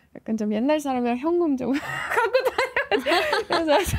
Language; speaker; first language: Korean; non-native, fluent; Ukrainian